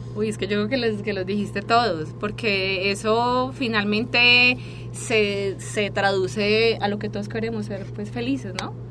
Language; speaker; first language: Spanish; native; Spanish